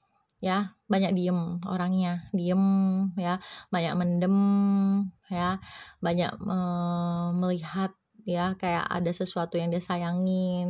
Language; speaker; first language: Indonesian; native; Indonesian